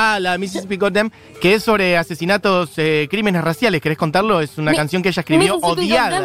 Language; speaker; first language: Spanish; native; Spanish